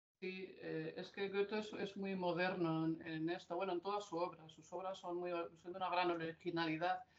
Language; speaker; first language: Spanish; native; Spanish